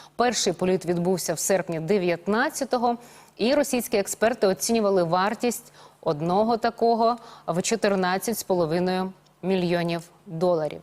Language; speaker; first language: Ukrainian; native; Ukrainian